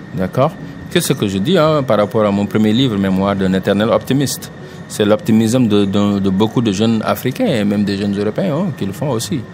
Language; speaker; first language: French; non-native, local second language; Wolof